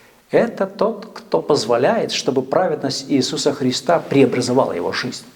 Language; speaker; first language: Russian; native; Russian